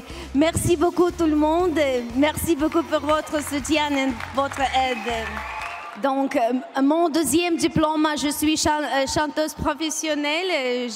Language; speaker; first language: French; non-native, learner; Ukrainian